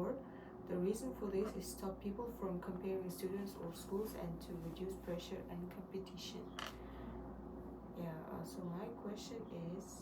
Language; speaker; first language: English; non-native, learner; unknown